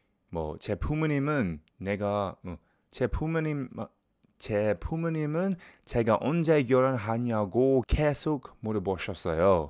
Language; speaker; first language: Korean; non-native, learner; English